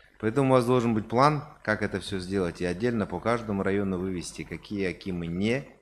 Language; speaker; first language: Russian; non-native, local second language; Kazakh